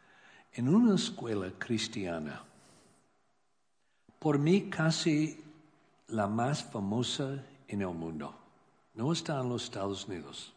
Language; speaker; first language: Spanish; non-native, learner; English